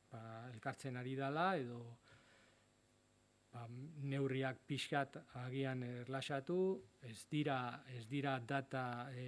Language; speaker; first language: Basque; non-native, local second language; Spanish